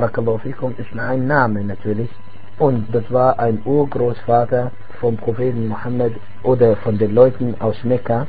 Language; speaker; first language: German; non-native, fluent; Arabic